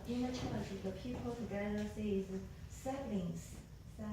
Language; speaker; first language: English; non-native, learner; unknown